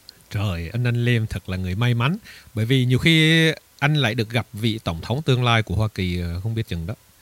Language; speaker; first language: Vietnamese; native; Vietnamese